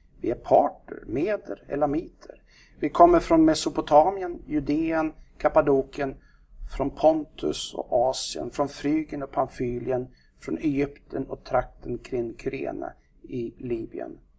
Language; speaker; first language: Swedish; native; Swedish